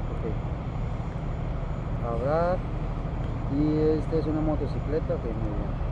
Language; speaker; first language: Spanish; native; Spanish